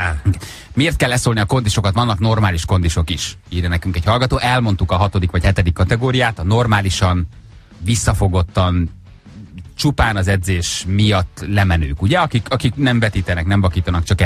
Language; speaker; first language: Hungarian; native; Hungarian